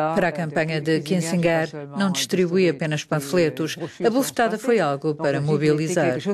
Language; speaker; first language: Portuguese; non-native, fluent; German